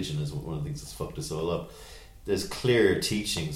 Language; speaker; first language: English; native; English